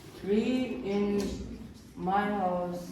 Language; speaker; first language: English; non-native, learner; Mongolian